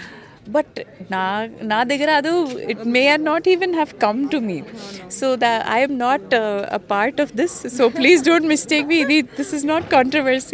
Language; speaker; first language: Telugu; non-native, local second language; Malayalam